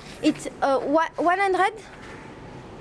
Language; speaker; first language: English; non-native, learner; French